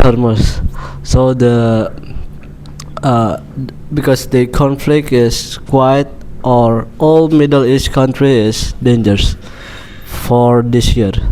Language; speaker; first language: English; non-native, learner; Indonesian